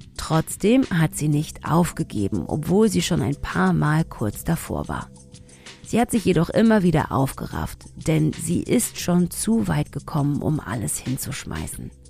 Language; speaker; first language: German; early bilingual, other home language; Tigrinya